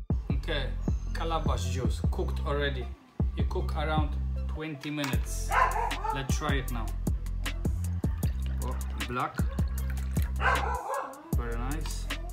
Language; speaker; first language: English; non-native, fluent; Polish